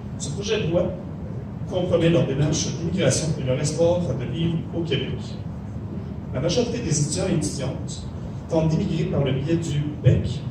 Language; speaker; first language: French; native; French